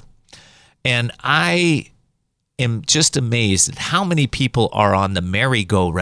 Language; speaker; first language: English; native; English